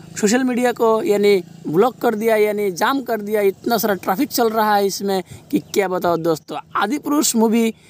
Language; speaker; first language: Hindi; native; Hindi